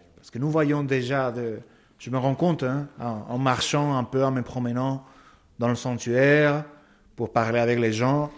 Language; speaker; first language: French; non-native, fluent; Spanish